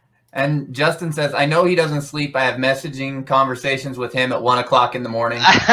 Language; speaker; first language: English; native; English